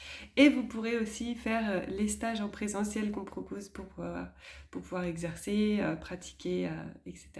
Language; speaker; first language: French; native; French